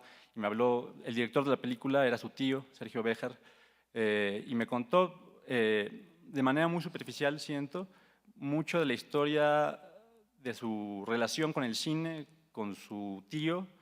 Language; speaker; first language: Spanish; native; Spanish